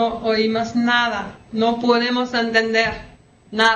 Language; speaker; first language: Spanish; non-native, learner; French